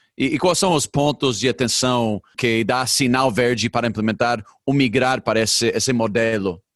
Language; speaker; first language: Portuguese; non-native, fluent; English